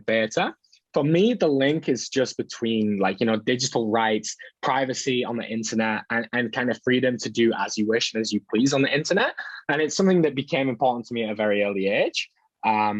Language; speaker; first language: English; native; English